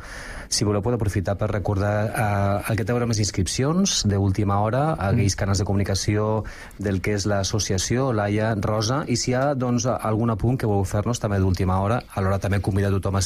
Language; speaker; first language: Catalan; native; Catalan